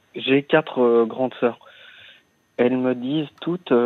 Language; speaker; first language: French; native; French